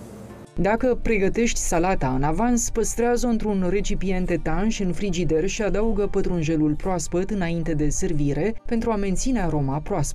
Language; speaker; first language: Romanian; native; Romanian